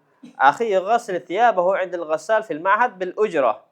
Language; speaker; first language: Arabic; non-native, fluent; Indonesian